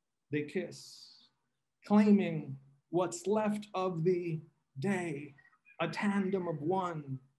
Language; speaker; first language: English; non-native, local second language; Spanish